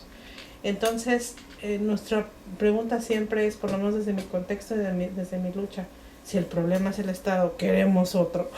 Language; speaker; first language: Spanish; non-native, local second language; Mixtepec Mixtec